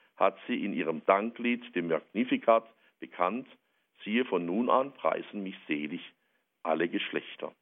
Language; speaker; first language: German; native; German